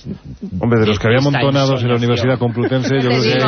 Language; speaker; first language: Spanish; native; Spanish